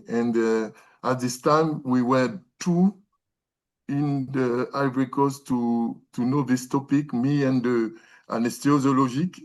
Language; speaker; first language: English; non-native, learner; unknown